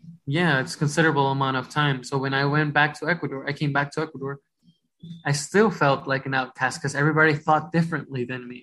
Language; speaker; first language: English; early bilingual, other home language; Spanish